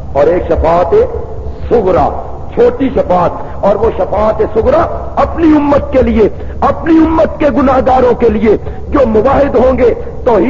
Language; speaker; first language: Urdu; non-native, local second language; Punjabi